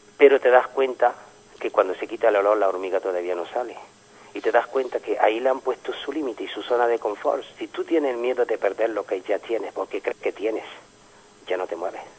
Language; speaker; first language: Spanish; early bilingual, heritage; Spanish